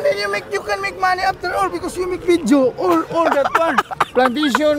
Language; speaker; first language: English; non-native, learner; Cebuano